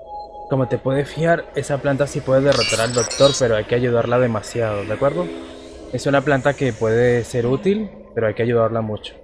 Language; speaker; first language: Spanish; native; Spanish